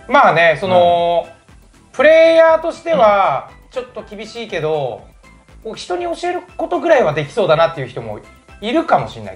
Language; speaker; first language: Japanese; native; Japanese